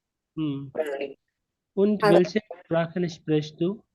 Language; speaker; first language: German; non-native, learner; Hindi